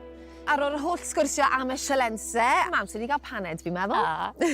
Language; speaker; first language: Welsh; native; Welsh